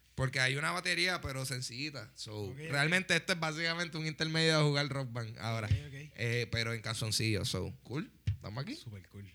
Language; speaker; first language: Spanish; native; Spanish